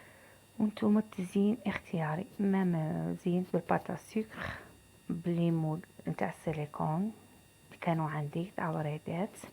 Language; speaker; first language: Arabic; native; Arabic